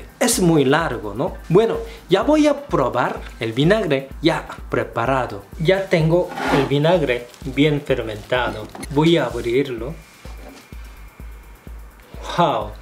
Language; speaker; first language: Spanish; non-native, fluent; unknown